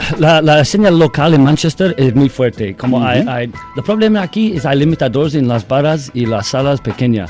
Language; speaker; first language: Spanish; non-native, learner; English